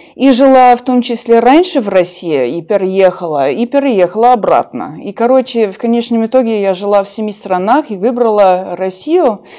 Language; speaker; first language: Russian; early bilingual, heritage; Russian